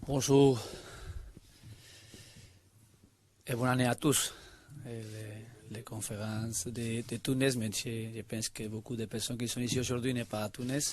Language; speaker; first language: French; non-native, learner; Spanish